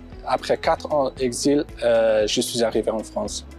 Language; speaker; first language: French; non-native, fluent; Pashto